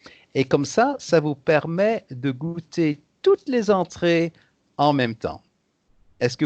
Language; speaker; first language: French; native; French